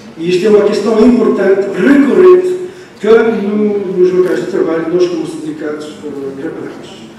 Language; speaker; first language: Portuguese; non-native, fluent; Italian